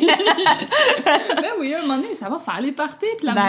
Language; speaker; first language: French; native; French